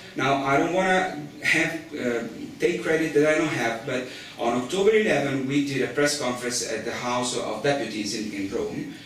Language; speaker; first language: English; non-native, fluent; Italian